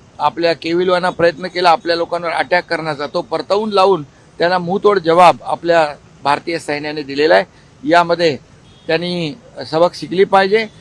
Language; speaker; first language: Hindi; non-native, local second language; Marathi